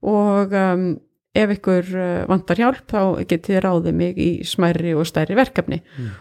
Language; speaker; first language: Icelandic; native; Icelandic